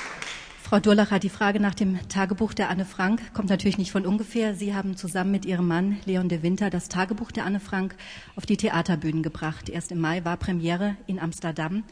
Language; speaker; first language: German; native; German